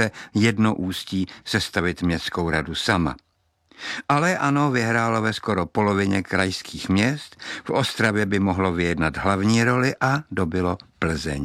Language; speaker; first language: Czech; native; Czech